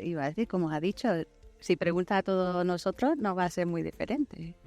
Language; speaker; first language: Spanish; non-native, fluent; English